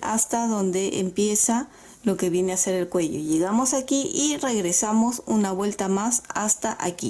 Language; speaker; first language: Spanish; native; Spanish